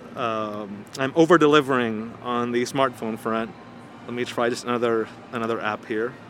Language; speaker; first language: English; early bilingual, other home language; Spanish